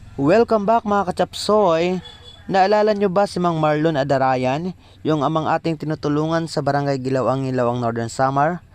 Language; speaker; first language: Filipino; non-native, local second language; Waray